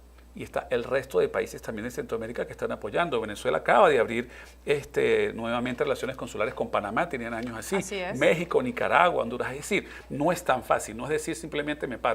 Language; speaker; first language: Spanish; native; Spanish